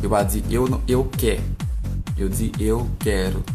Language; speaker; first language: Portuguese; non-native, learner; Haitian Creole